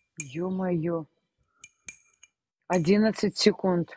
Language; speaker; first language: Russian; native; Russian